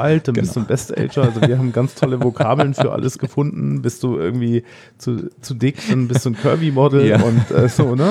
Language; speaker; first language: German; native; German